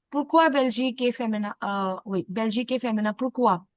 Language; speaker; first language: French; non-native, fluent; Hindi